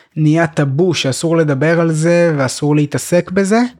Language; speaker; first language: Hebrew; native; Hebrew